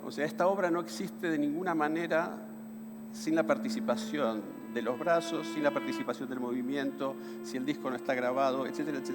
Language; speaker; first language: Spanish; native; Spanish